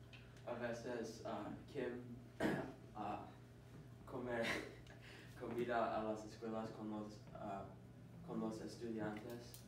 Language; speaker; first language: Spanish; non-native, learner; English